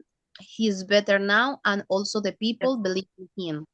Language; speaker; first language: English; non-native, learner; Spanish